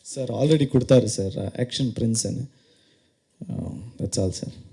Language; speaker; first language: Tamil; non-native, learner; Kannada